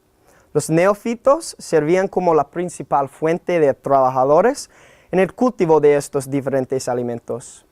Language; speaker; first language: Spanish; non-native, learner; English